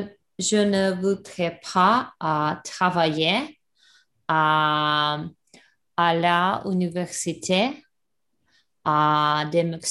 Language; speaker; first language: French; non-native, learner; Russian